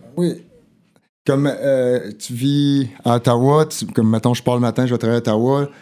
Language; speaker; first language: French; native; French